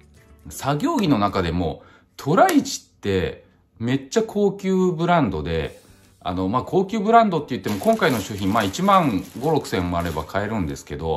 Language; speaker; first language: Japanese; native; Japanese